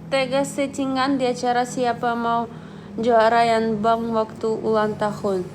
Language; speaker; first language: Indonesian; non-native, fluent; Russian